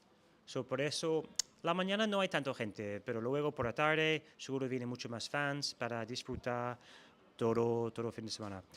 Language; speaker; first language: Spanish; non-native, learner; English